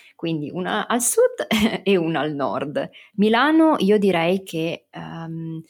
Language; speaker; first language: Italian; native; Italian